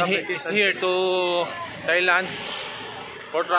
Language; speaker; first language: English; non-native, local second language; Filipino